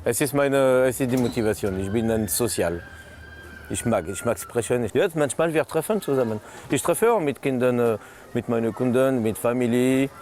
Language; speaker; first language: German; non-native, learner; French